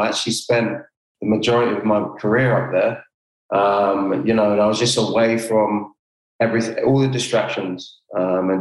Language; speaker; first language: English; native; English